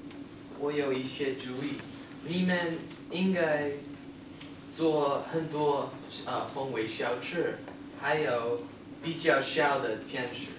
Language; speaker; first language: Chinese; non-native, learner; English